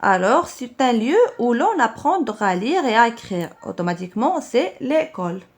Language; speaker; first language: French; non-native, local second language; Arabic